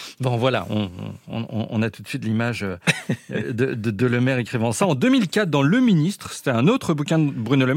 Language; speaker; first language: French; native; French